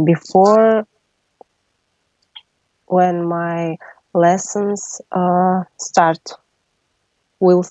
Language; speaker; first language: English; non-native, learner; Russian